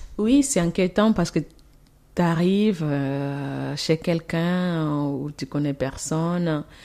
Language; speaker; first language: French; non-native, fluent; Portuguese